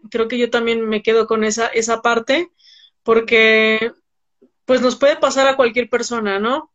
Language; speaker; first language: Spanish; native; Spanish